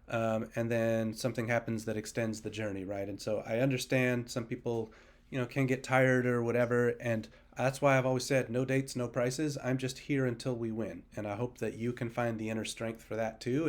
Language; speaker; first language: English; native; English